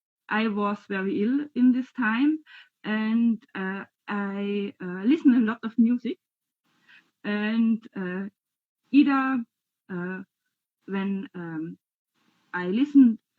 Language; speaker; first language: English; non-native, learner; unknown